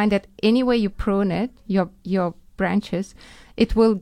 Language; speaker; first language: English; non-native, fluent; Ukrainian